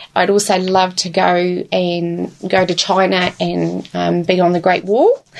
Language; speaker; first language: English; native; English